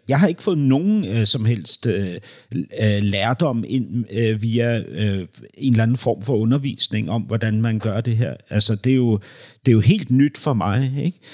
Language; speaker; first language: Danish; native; Danish